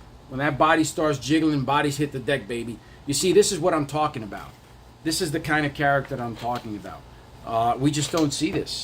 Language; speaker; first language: English; native; English